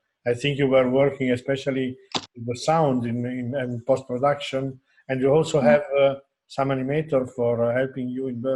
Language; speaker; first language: English; non-native, fluent; Italian